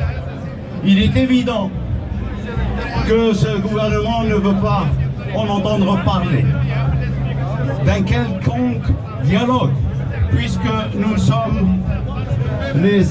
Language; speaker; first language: French; non-native, local second language; Arabic